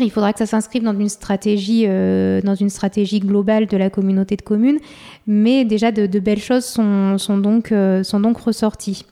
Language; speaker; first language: French; native; French